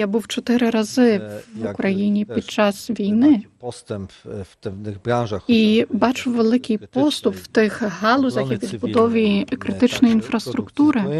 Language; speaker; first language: Ukrainian; non-native, fluent; Polish